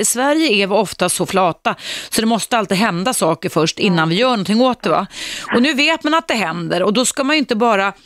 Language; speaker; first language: Swedish; native; Swedish